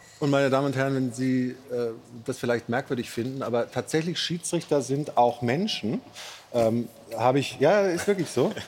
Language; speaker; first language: German; native; German